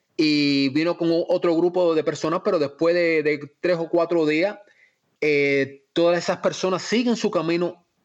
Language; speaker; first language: Spanish; early bilingual, heritage; Spanish